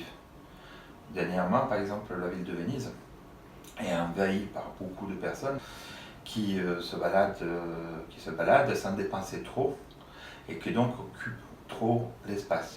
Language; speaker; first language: French; non-native, fluent; Italian